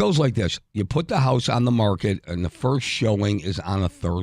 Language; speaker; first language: English; native; English